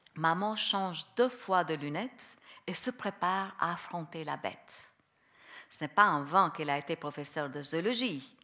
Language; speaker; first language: French; non-native, fluent; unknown